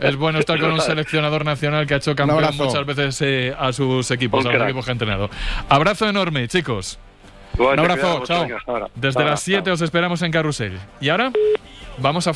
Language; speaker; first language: Spanish; native; Spanish